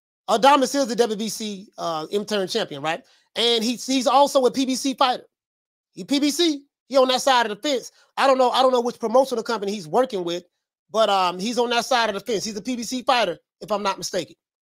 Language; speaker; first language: English; native; English